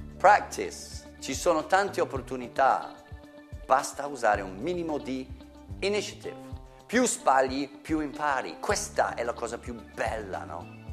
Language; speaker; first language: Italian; non-native, fluent; English